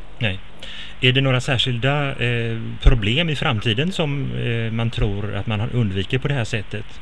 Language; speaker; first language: Swedish; native; Swedish